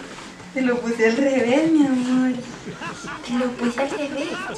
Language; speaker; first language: Spanish; native; Spanish